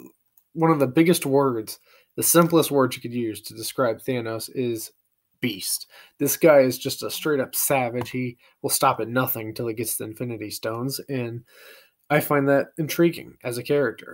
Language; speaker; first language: English; native; English